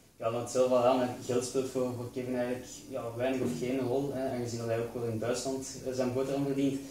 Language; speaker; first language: Dutch; native; Dutch